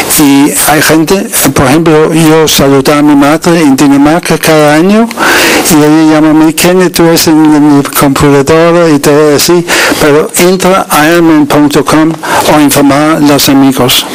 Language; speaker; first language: Spanish; non-native, learner; Danish